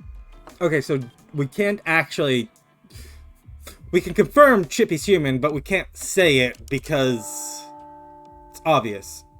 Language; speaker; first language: English; native; English